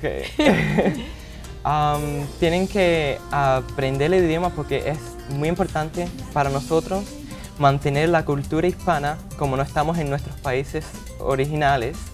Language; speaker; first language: Spanish; early bilingual, heritage; Spanish